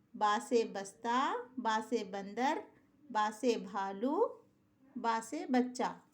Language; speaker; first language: Urdu; native; Urdu